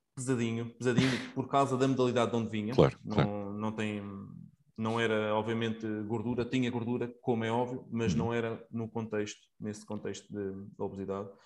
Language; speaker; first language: Portuguese; native; Portuguese